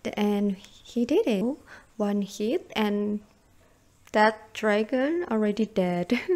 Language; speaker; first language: English; non-native, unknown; Indonesian